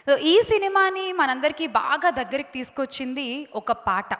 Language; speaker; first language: Telugu; native; Telugu